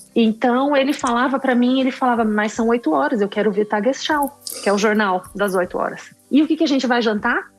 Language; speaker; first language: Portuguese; native; Portuguese